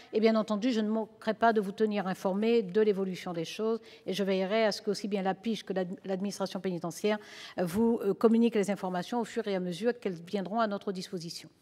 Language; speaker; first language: French; native; French